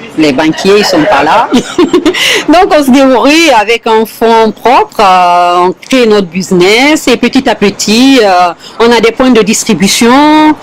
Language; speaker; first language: French; non-native, local second language; Fula